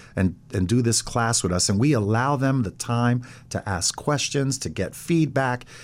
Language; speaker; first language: English; native; English